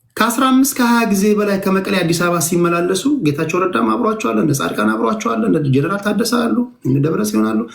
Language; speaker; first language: Amharic; native; Amharic